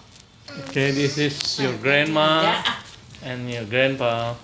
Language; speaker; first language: English; non-native, fluent; Indonesian